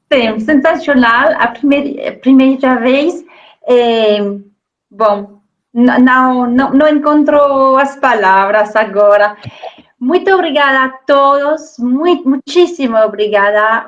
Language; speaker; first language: Portuguese; non-native, fluent; French